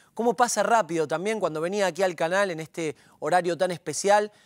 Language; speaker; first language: Spanish; native; Spanish